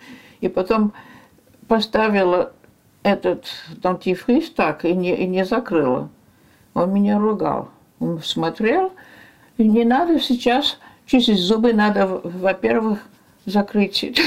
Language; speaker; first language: Russian; early bilingual, heritage; French